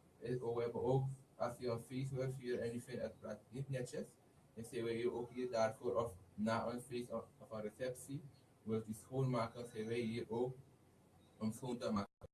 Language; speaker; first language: Dutch; non-native, learner; Haitian Creole